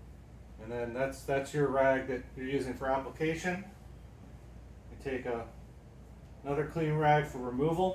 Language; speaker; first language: English; native; English